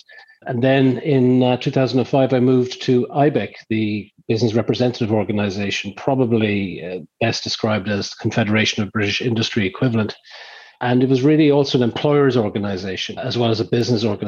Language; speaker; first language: English; native; English